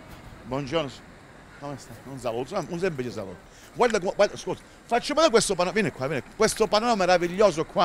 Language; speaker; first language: Italian; native; Italian